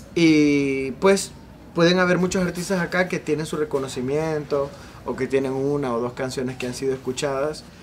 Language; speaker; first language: Spanish; native; Spanish